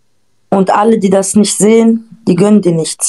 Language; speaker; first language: German; native; German